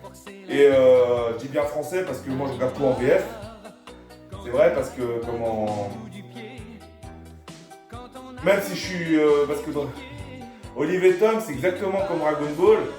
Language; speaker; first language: French; native; French